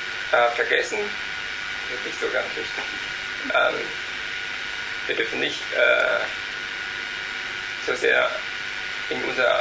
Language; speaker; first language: German; non-native, learner; Vietnamese